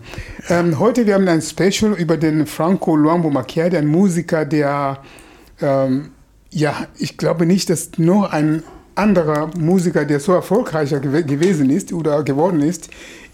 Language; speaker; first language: German; non-native, fluent; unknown